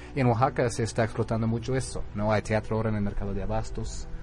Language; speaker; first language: Spanish; non-native, fluent; English